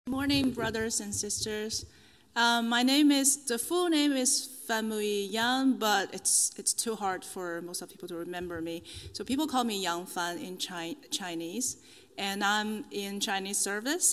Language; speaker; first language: English; non-native, fluent; Chinese